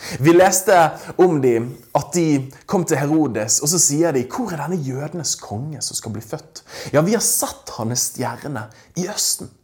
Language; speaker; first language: Norwegian; native; Norwegian